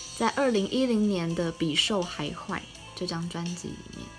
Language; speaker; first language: Chinese; non-native, local second language; Min Nan Chinese